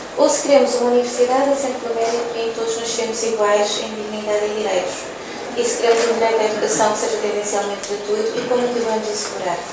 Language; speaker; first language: Portuguese; native; Portuguese